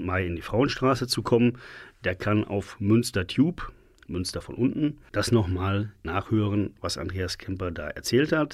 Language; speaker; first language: German; native; German